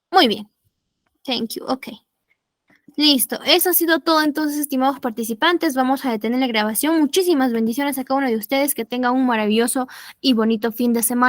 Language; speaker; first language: Spanish; native; Spanish